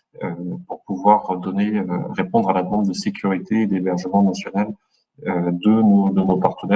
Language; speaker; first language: French; native; French